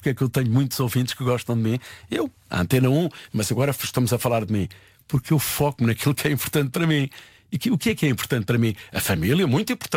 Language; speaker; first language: Portuguese; native; Portuguese